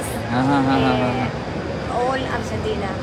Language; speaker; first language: English; non-native, learner; Spanish